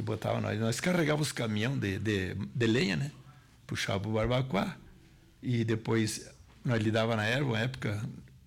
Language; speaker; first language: Portuguese; native; Portuguese